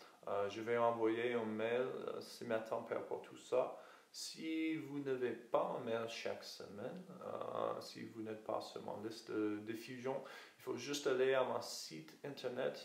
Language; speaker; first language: French; non-native, fluent; English